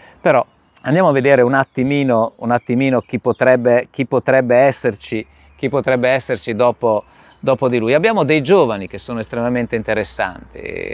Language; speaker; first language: Italian; native; Italian